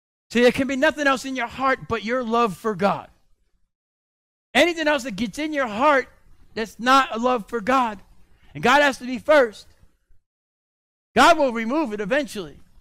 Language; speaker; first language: English; native; English